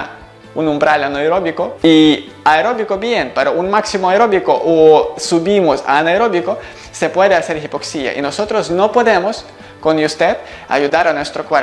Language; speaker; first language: Spanish; non-native, learner; Ukrainian